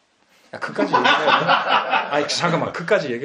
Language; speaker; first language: Korean; early bilingual, heritage; English